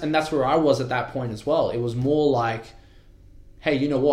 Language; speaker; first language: English; native; English